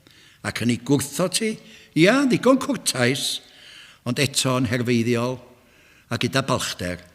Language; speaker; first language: Welsh; native; Welsh